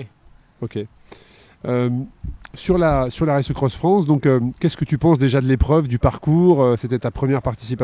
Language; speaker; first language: French; native; French